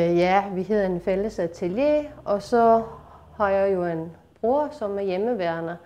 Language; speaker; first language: Danish; non-native, fluent; Estonian